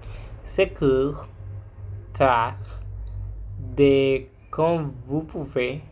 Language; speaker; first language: French; non-native, learner; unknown